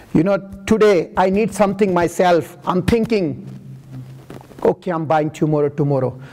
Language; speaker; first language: English; non-native, local second language; Gujarati